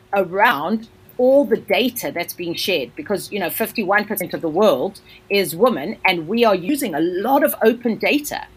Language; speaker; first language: English; native; English